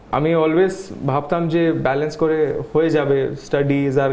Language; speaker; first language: English; non-native, local second language; Bangla